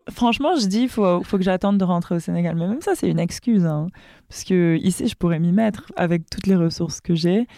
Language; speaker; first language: French; native; French